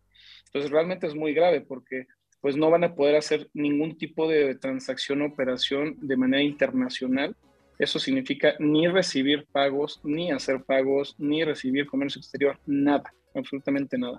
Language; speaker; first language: Spanish; native; Spanish